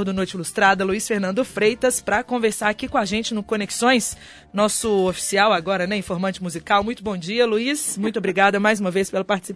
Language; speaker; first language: Portuguese; native; Portuguese